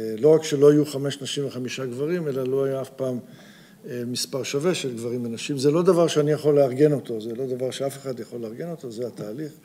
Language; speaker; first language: Hebrew; early bilingual, other home language; English